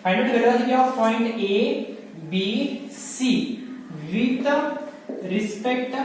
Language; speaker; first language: Hindi; non-native, local second language; Marathi